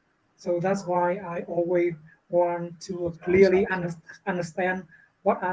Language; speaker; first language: English; non-native, learner; Vietnamese